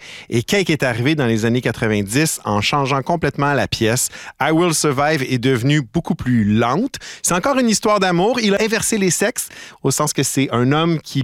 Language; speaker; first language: French; native; French